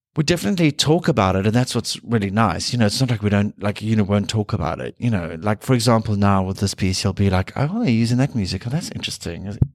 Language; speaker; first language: English; native; English